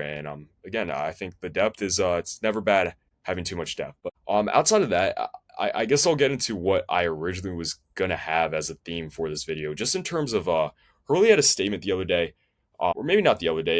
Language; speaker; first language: English; native; English